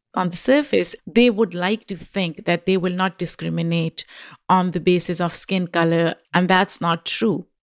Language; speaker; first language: English; non-native, local second language; Urdu